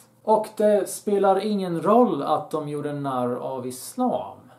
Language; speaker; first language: Swedish; early bilingual, other home language; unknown